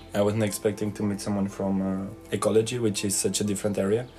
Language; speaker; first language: English; non-native, fluent; Portuguese